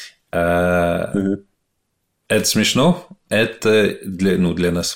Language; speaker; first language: Russian; non-native, fluent; English